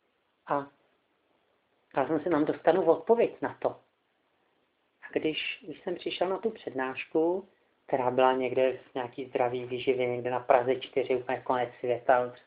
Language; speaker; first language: Czech; native; Czech